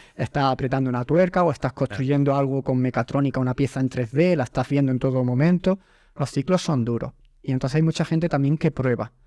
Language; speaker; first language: Spanish; native; Spanish